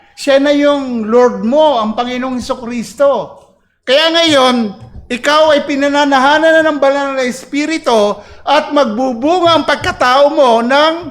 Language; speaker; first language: Filipino; native; Filipino